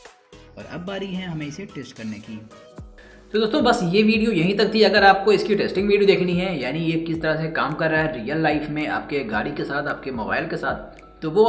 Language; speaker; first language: Hindi; native; Hindi